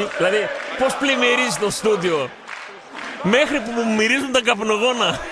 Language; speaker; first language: Greek; native; Greek